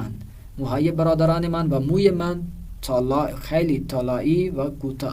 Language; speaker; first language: Persian; non-native, fluent; Urdu